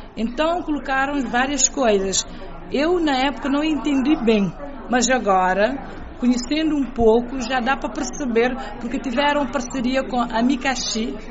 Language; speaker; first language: Portuguese; non-native, local second language; Kabuverdianu